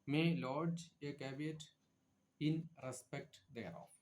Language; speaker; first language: English; non-native, local second language; Malayalam